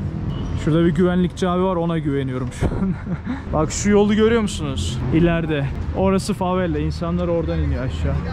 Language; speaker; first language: Turkish; native; Turkish